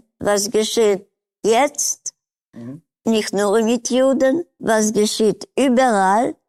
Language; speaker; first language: German; non-native, learner; Polish